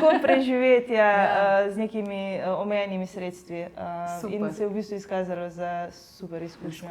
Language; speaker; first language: Slovenian; native; Slovenian